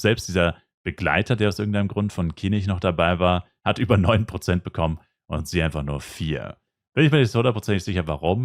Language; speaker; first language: German; native; German